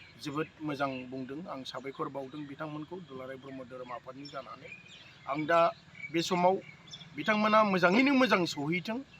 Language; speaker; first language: Bodo; native; Bodo